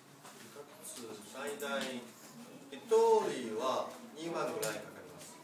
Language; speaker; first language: Japanese; non-native, learner; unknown